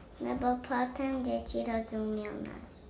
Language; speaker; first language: Polish; early bilingual, heritage; Polish